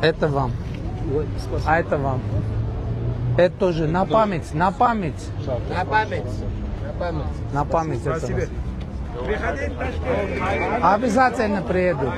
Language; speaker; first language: Russian; non-native, fluent; Armenian